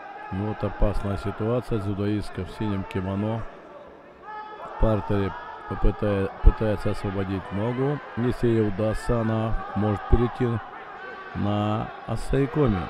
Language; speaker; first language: Russian; native; Russian